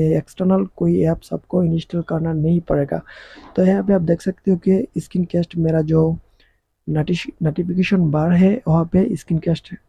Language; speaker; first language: Hindi; non-native, local second language; Bangla